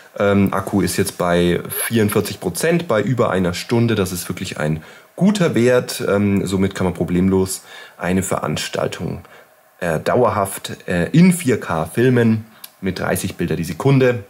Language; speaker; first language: German; native; German